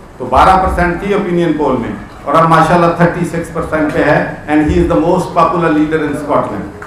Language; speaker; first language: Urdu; non-native, local second language; Punjabi